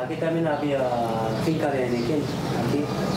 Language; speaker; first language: Spanish; non-native, learner; Korean